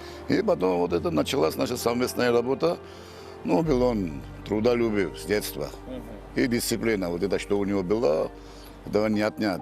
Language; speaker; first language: Russian; non-native, fluent; Georgian